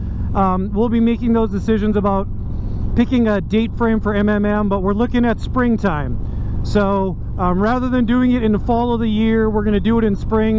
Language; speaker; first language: English; native; English